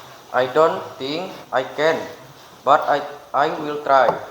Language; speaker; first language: English; non-native, learner; Indonesian